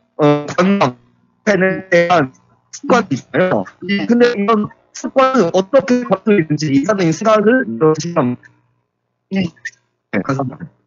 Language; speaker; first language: Korean; non-native, fluent; Chinese